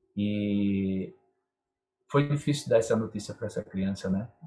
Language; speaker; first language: Portuguese; native; Portuguese